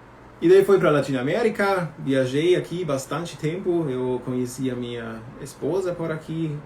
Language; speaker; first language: Portuguese; non-native, fluent; German